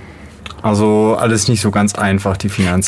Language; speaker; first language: German; native; German